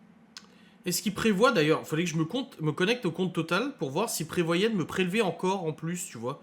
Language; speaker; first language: French; native; French